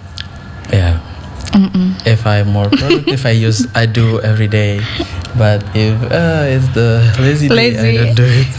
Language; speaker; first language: English; non-native, learner; Indonesian